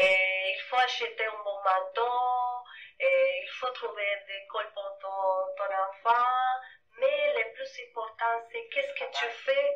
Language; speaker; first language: French; non-native, fluent; Spanish